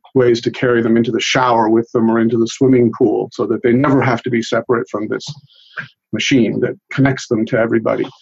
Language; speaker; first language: English; early bilingual, other home language; Italian